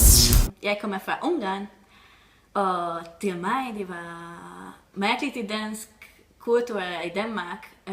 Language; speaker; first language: Danish; non-native, learner; Hungarian